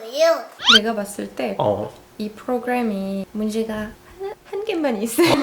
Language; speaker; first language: Korean; non-native, fluent; Arabic